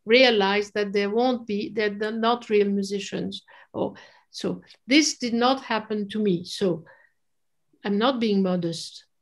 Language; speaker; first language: English; non-native, fluent; French